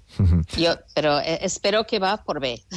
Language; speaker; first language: Catalan; non-native, fluent; English